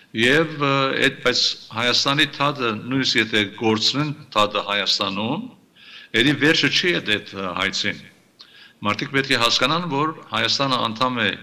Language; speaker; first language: Armenian; early bilingual, heritage; Armenian